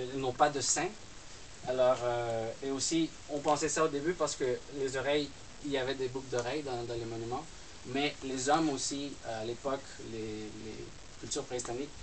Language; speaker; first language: French; non-native, fluent; Spanish